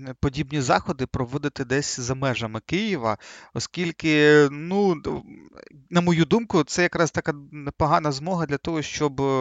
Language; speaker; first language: Ukrainian; native; Ukrainian